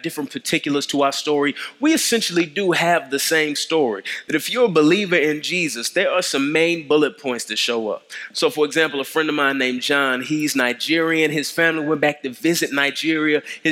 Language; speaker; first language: English; native; English